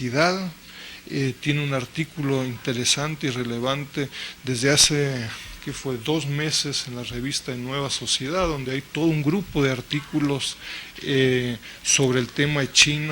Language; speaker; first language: Spanish; native; Spanish